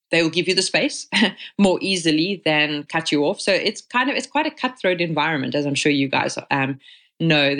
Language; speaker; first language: English; native; English